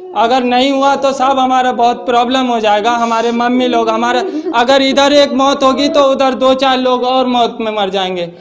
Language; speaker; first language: Hindi; native; Hindi